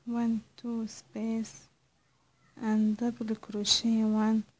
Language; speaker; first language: English; non-native, learner; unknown